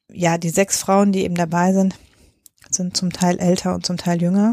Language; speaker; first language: German; native; German